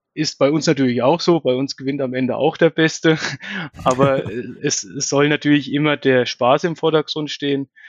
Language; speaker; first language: German; native; German